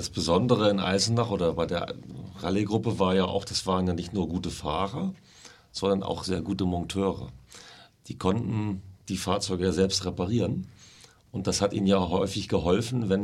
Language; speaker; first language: German; native; German